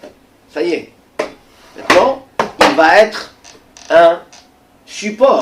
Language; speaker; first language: French; native; French